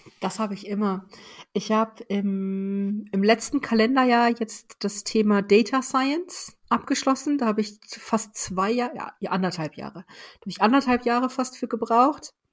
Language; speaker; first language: German; early bilingual, other home language; Persian